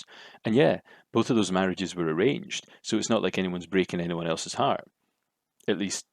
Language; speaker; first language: English; native; English